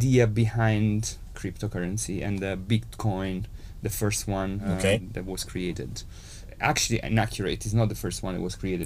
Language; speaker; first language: English; non-native, fluent; Italian